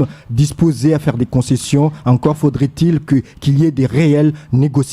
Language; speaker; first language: French; non-native, local second language; Comorian